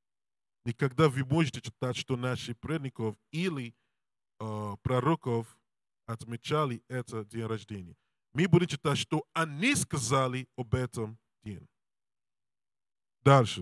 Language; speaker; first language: Russian; non-native, learner; English